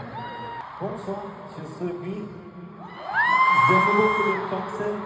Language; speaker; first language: French; non-native, learner; Korean